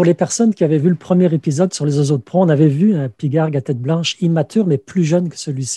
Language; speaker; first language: French; native; French